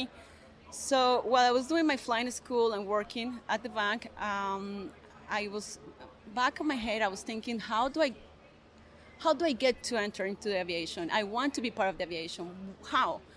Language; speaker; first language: English; non-native, fluent; Spanish